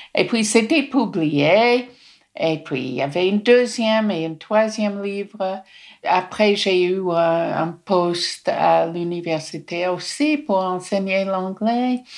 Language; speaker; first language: French; non-native, fluent; English